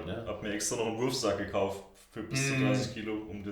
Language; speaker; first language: German; native; German